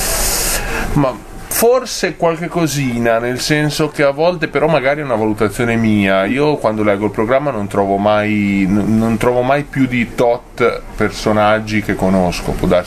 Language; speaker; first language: Italian; native; Italian